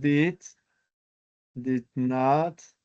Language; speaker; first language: English; non-native, learner; Spanish